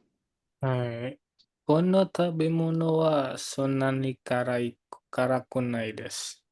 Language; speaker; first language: Japanese; non-native, learner; Indonesian